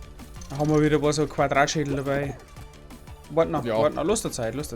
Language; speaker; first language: German; native; German